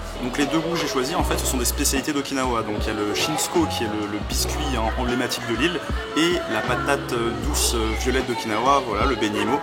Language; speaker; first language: French; native; French